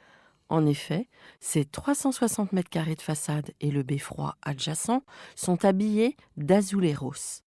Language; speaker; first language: French; native; French